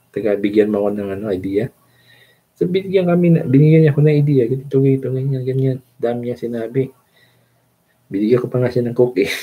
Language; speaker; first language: Filipino; non-native, local second language; Cebuano